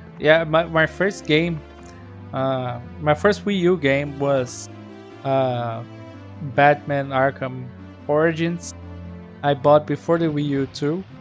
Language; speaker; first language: English; non-native, fluent; Portuguese